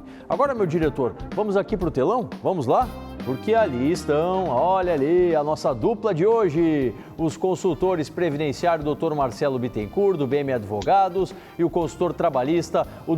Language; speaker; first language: Portuguese; native; Portuguese